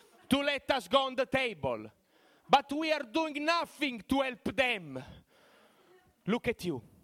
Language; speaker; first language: English; non-native, learner; Italian